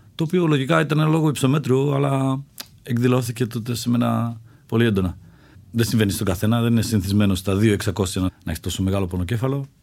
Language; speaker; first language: Greek; early bilingual, other home language; Czech